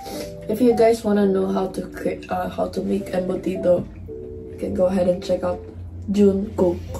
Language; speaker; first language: English; non-native, local second language; Filipino